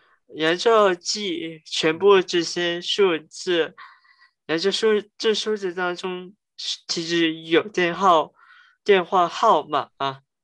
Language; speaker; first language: Chinese; early bilingual, heritage; Cantonese